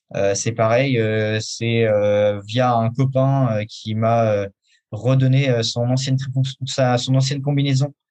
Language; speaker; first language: French; native; French